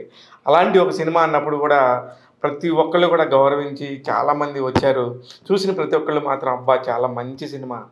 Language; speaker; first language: Telugu; native; Telugu